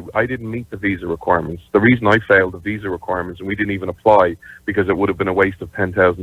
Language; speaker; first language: English; native; English